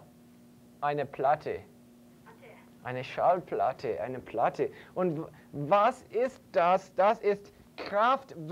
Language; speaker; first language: German; non-native, fluent; English